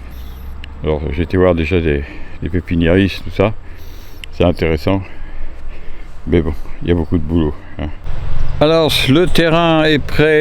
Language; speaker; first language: French; native; French